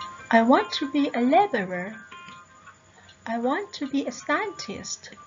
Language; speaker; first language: English; non-native, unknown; Thai